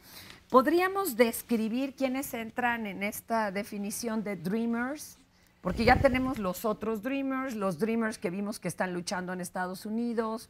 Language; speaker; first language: Spanish; native; Spanish